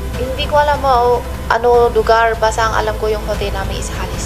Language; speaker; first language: Filipino; non-native, local second language; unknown